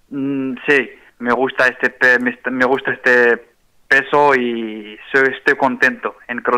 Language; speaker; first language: Spanish; non-native, fluent; Arabic